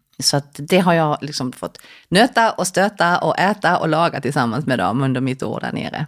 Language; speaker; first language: Swedish; early bilingual, other home language; Korean